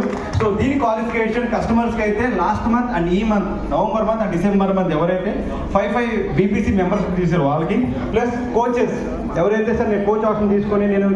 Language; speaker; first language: Telugu; native; Telugu